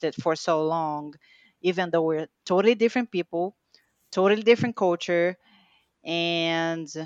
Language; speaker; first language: English; non-native, fluent; Portuguese